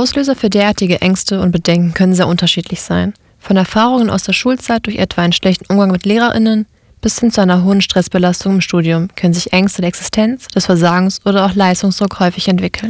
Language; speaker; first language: German; native; German